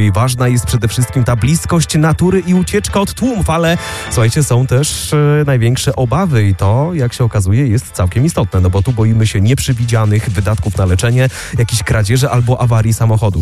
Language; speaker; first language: Polish; native; Polish